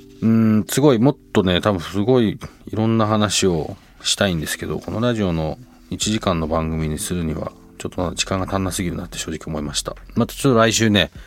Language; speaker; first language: Japanese; native; Japanese